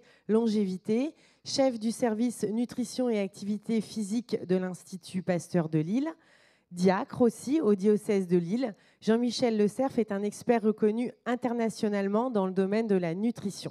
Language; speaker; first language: French; native; French